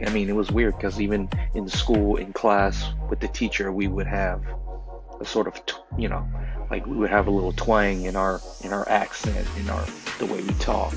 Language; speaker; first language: English; early bilingual, other home language; Chinese